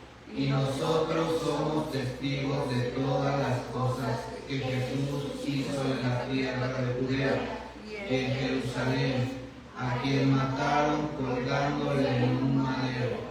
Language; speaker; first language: Spanish; native; Spanish